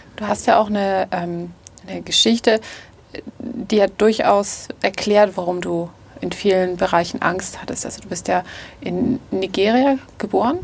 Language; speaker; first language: German; native; German